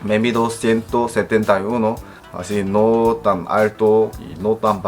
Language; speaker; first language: Spanish; non-native, fluent; Korean